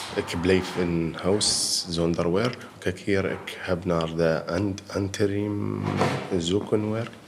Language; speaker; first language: Dutch; non-native, learner; Arabic